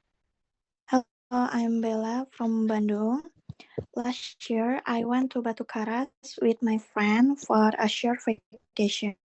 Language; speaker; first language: English; non-native, learner; Indonesian